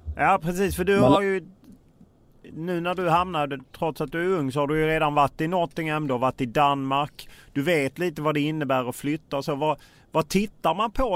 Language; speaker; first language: Swedish; native; Swedish